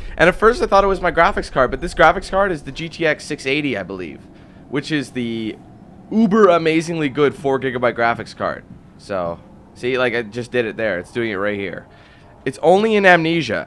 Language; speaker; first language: English; native; English